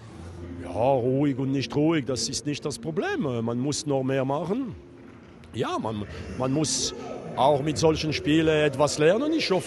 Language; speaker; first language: German; non-native, learner; French